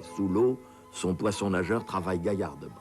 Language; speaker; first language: French; native; French